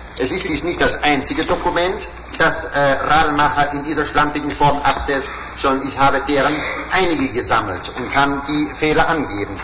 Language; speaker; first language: German; native; German